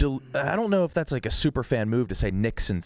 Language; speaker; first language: English; native; English